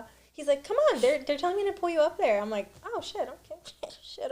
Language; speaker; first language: English; native; English